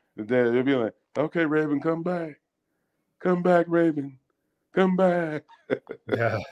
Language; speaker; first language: English; native; English